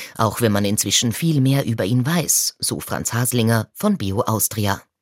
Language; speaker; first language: German; native; German